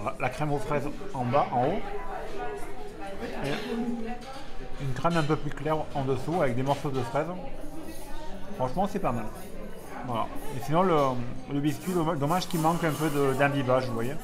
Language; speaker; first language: French; native; French